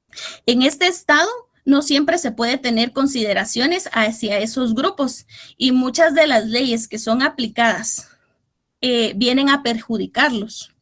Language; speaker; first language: Spanish; native; Spanish